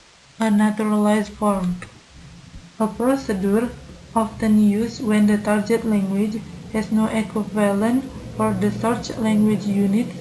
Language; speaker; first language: English; non-native, learner; Indonesian